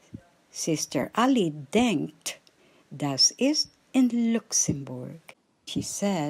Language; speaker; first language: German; non-native, fluent; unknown